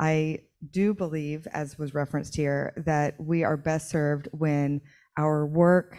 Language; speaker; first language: English; native; English